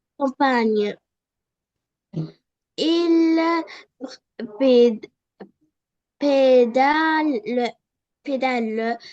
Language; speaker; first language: French; non-native, learner; Arabic